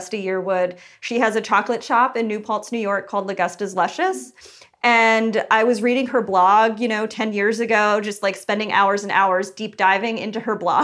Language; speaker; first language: English; native; English